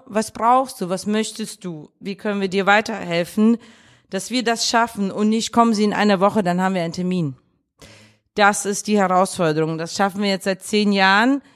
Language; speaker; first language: German; early bilingual, other home language; Russian